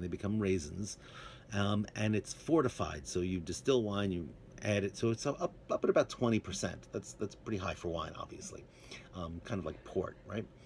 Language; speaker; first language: English; native; English